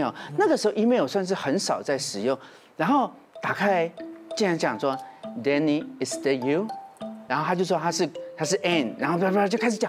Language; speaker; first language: Chinese; native; Chinese